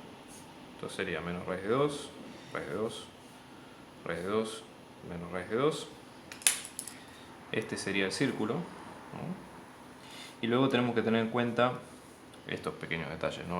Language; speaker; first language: Spanish; native; Spanish